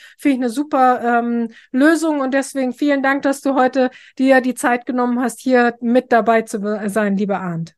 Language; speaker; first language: German; native; German